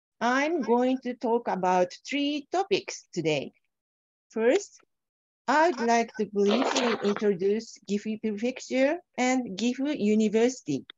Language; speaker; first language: English; non-native, fluent; Japanese